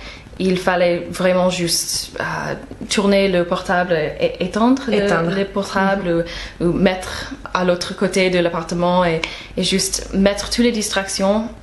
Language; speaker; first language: French; non-native, fluent; English